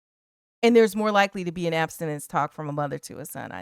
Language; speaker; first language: English; native; English